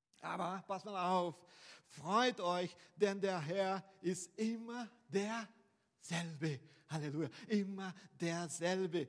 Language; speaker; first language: German; non-native, fluent; Portuguese